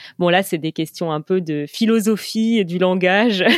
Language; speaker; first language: French; native; French